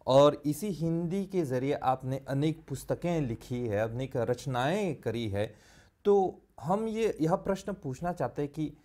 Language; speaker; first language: Hindi; early bilingual, heritage; Hindi